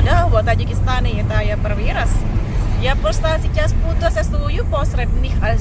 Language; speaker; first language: Russian; non-native, learner; Indonesian